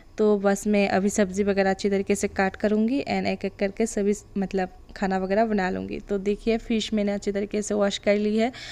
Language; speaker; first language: Hindi; non-native, local second language; Bangla